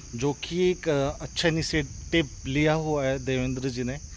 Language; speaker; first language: Hindi; native; Hindi